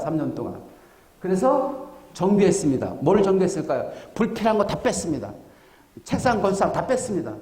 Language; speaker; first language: Korean; native; Korean